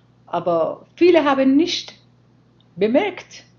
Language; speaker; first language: German; non-native, fluent; Persian